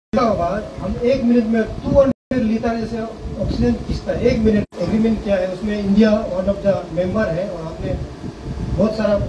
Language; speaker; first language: Hindi; non-native, local second language; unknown